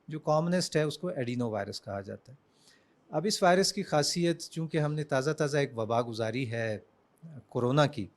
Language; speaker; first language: Urdu; native; Urdu